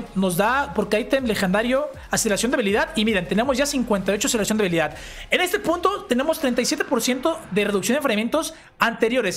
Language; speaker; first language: Spanish; native; Spanish